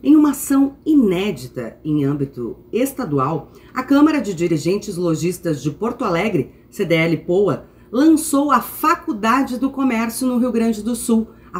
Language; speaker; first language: Portuguese; native; Portuguese